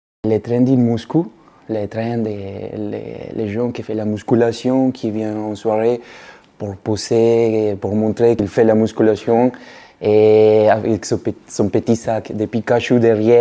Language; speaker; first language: French; non-native, fluent; Spanish